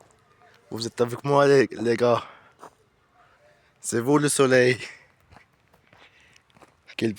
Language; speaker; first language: French; non-native, learner; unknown